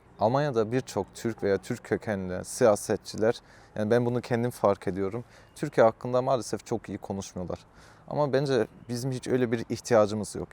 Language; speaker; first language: Turkish; early bilingual, heritage; Turkish